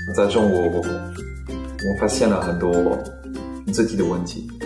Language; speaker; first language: Chinese; non-native, fluent; French